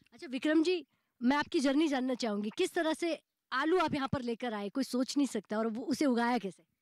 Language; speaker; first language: Hindi; native; Hindi